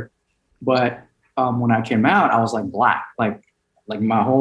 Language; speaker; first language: English; non-native, local second language; Filipino